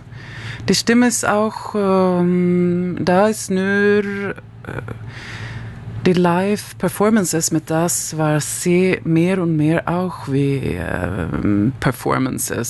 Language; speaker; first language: German; non-native, learner; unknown